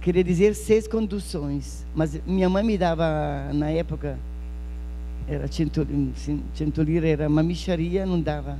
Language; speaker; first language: Portuguese; non-native, fluent; Italian